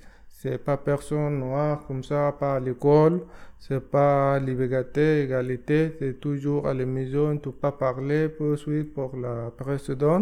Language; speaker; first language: French; non-native, learner; Arabic